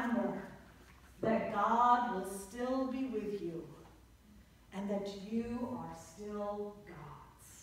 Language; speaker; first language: English; native; English